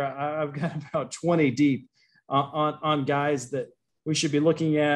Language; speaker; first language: English; native; English